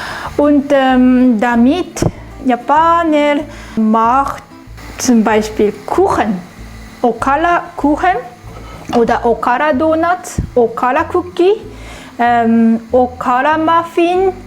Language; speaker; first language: German; non-native, learner; Japanese